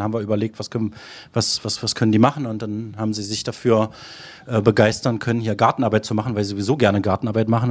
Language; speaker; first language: German; native; German